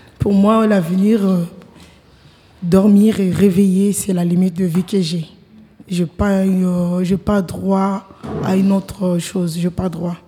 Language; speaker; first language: French; non-native, local second language; Lingala